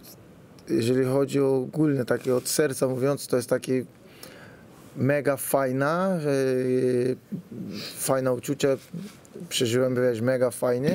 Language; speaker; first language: Polish; non-native, fluent; Portuguese